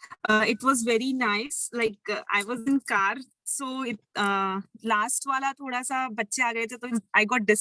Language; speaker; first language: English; non-native, local second language; Hindi